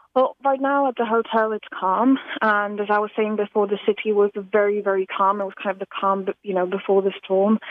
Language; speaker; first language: English; non-native, fluent; Slovak